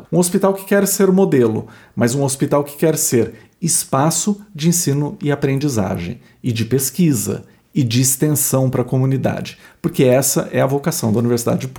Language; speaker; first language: Portuguese; native; Portuguese